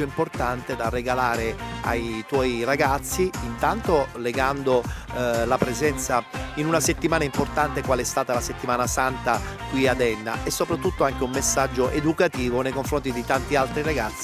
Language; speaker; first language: Italian; native; Italian